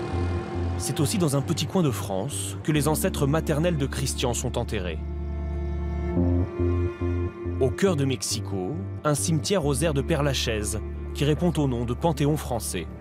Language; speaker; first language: French; native; French